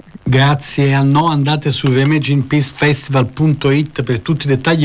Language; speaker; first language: Italian; native; Italian